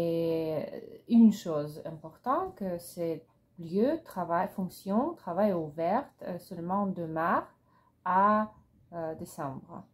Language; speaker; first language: French; non-native, learner; Russian